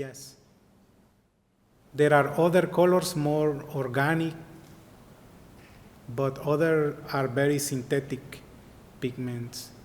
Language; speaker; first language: English; non-native, learner; Spanish